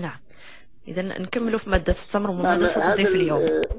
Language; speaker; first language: Arabic; native; Arabic